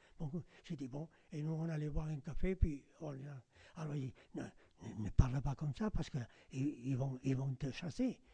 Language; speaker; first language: French; non-native, fluent; Spanish